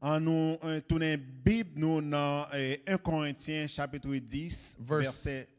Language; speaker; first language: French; non-native, local second language; Haitian Creole